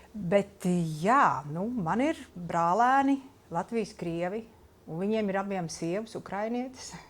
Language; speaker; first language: Latvian; non-native, local second language; Russian